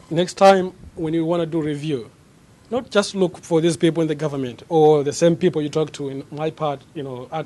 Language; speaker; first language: English; non-native, local second language; Nyanja